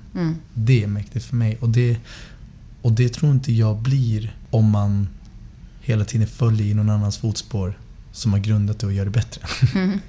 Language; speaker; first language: Swedish; native; Swedish